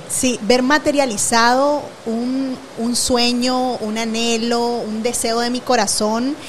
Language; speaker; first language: Spanish; native; Spanish